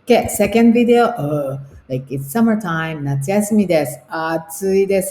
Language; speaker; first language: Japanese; non-native, fluent; English